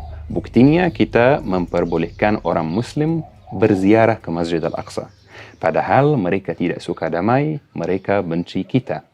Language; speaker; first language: Indonesian; non-native, fluent; Arabic